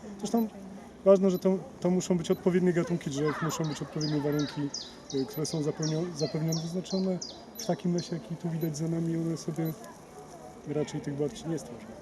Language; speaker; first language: Polish; native; Polish